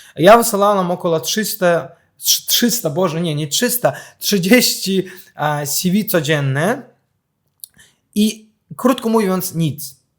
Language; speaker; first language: Polish; non-native, fluent; Azerbaijani